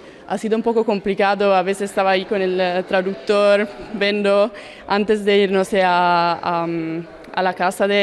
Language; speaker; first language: Spanish; non-native, learner; Italian